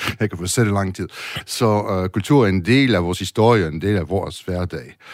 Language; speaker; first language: Danish; non-native, fluent; French